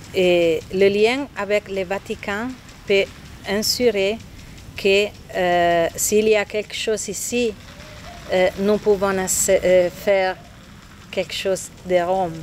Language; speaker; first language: French; non-native, fluent; Italian